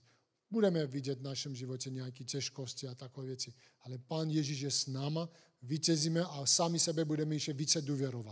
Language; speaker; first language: Czech; non-native, fluent; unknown